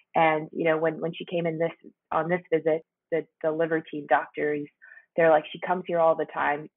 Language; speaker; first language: English; early bilingual, other home language; Spanish